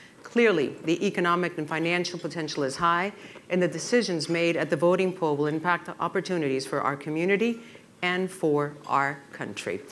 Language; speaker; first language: English; early bilingual, other home language; Spanish